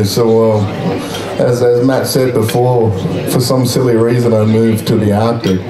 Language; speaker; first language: English; native; English